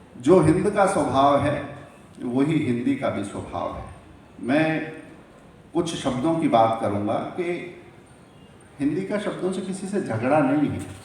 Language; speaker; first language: Hindi; native; Hindi